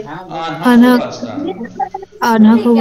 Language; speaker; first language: Persian; non-native, learner; Urdu